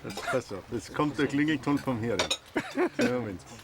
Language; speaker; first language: German; native; German